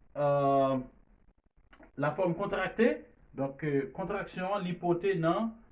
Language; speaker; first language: French; non-native, learner; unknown